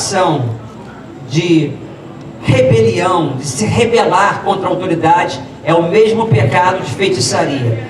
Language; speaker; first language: Portuguese; native; Portuguese